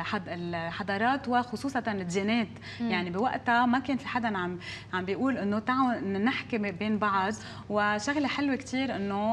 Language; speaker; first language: Arabic; native; Arabic